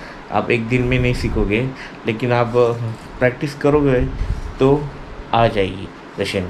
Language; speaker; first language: Hindi; non-native, local second language; Marathi